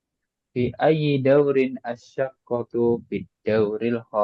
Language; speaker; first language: Arabic; non-native, fluent; Indonesian